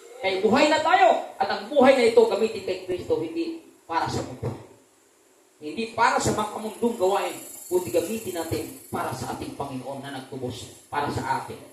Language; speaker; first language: Filipino; non-native, local second language; Cebuano